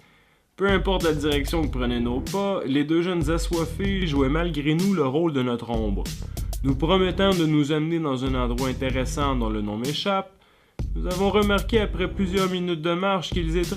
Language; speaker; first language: French; native; French